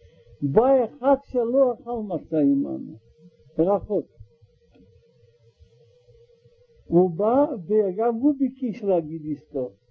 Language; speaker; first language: Hebrew; non-native, learner; Russian